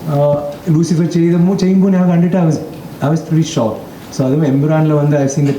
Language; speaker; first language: Malayalam; non-native, local second language; Tamil